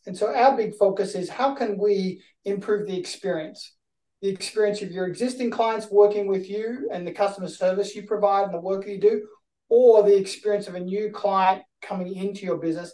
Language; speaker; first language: English; native; English